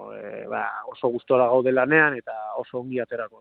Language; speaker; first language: Basque; non-native, local second language; Spanish